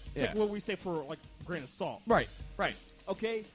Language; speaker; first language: English; native; English